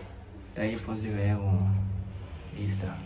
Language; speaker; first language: Portuguese; non-native, fluent; Chinese